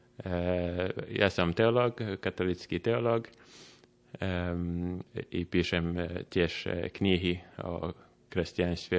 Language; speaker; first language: Slovak; non-native, learner; Finnish